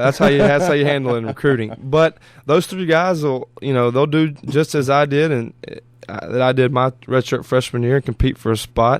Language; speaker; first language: English; native; English